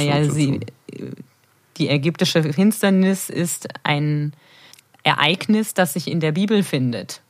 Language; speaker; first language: German; native; German